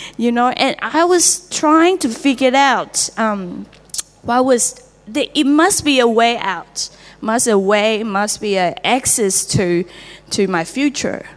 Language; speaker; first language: English; non-native, fluent; Chinese